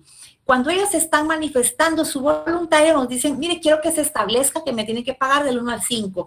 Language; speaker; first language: Spanish; native; Spanish